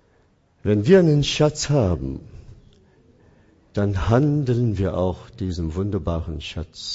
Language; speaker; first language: German; non-native, fluent; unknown